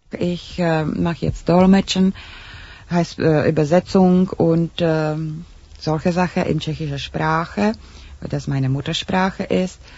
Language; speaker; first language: German; non-native, learner; Czech